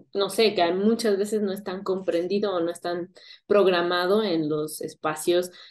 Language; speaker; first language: Spanish; native; Spanish